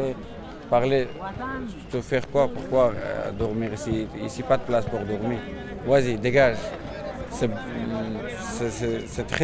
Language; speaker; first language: French; non-native, learner; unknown